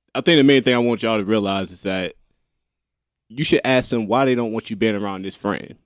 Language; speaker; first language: English; native; English